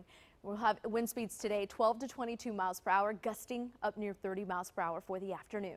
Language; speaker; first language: English; native; English